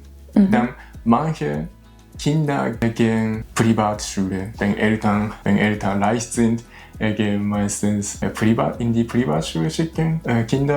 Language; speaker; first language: German; non-native, learner; Japanese